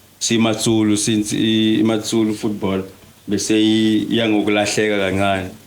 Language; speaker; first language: Zulu; non-native, local second language; Swati